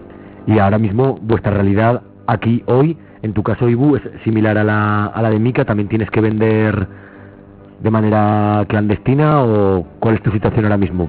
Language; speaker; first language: Spanish; native; Spanish